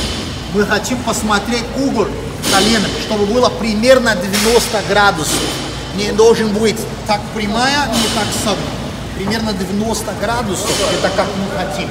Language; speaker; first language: Russian; non-native, learner; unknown